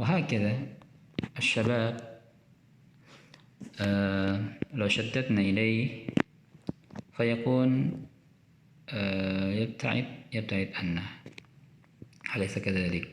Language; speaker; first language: Arabic; non-native, fluent; Indonesian